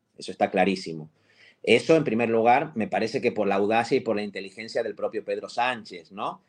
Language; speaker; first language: Spanish; native; Spanish